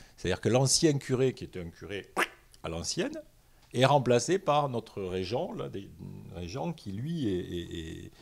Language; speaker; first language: French; native; French